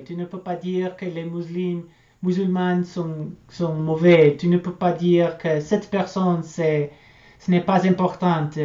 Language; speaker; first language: French; non-native, learner; English